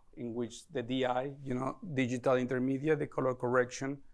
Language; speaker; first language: English; non-native, fluent; Spanish